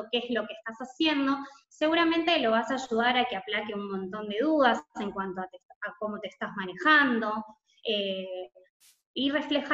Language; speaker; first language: Spanish; native; Spanish